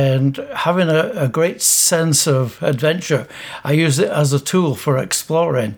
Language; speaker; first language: English; native; English